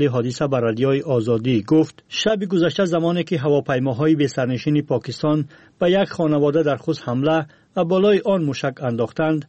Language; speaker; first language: Persian; native; Persian